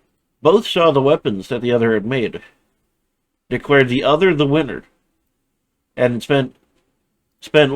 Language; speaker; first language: English; native; English